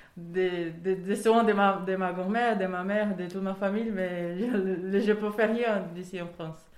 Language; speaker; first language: French; non-native, fluent; Portuguese